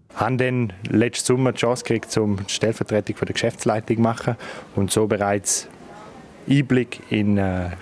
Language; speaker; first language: German; native; German